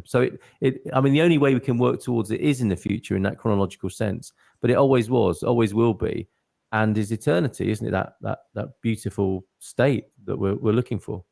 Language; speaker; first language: English; native; English